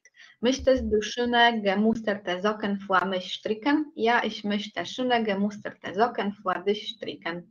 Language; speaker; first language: German; non-native, learner; Polish